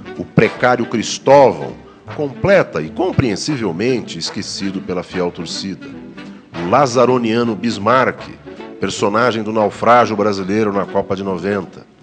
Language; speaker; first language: Portuguese; native; Portuguese